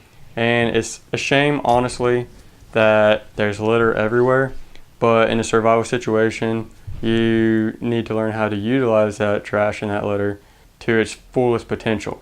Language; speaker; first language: English; native; English